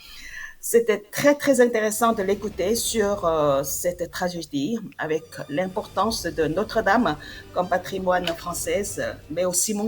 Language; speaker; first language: French; non-native, fluent; Korean